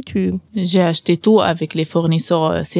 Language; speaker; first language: French; non-native, learner; Arabic